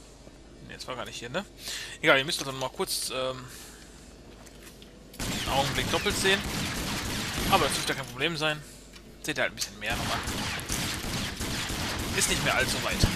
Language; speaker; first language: German; native; German